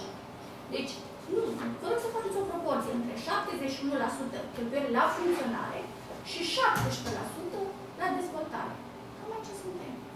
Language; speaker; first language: Romanian; native; Romanian